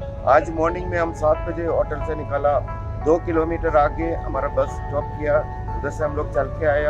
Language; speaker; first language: Hindi; early bilingual, heritage; Hindi